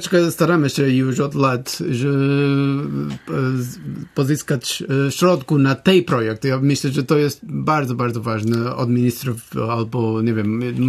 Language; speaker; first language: Polish; non-native, learner; Portuguese